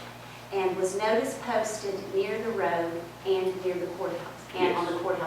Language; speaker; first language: English; native; English